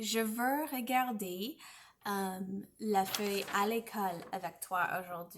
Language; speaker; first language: French; non-native, fluent; English